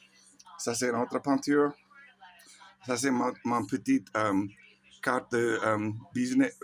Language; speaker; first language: French; non-native, learner; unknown